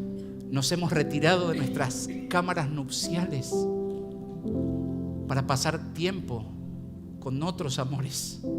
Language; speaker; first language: Spanish; native; Spanish